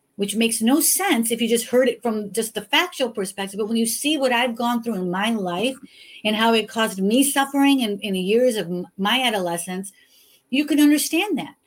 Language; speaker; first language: English; early bilingual, other home language; Hindi